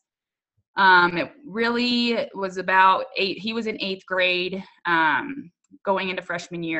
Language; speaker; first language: English; native; English